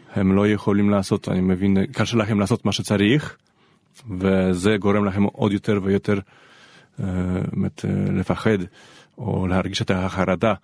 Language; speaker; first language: Hebrew; non-native, fluent; Polish